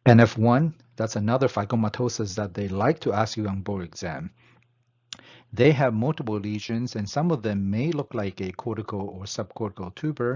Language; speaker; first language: English; non-native, fluent; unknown